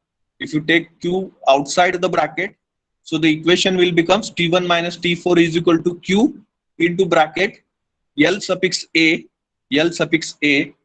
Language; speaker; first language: English; non-native, local second language; Hindi